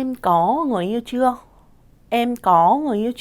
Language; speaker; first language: Vietnamese; non-native, fluent; Korean